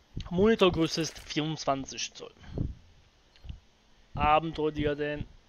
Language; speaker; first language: German; native; German